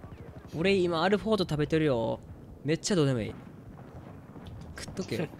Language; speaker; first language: Japanese; native; Japanese